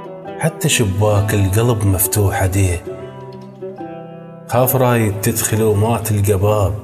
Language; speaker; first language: Arabic; native; Arabic